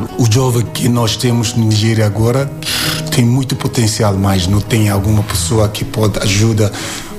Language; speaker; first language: Portuguese; non-native, learner; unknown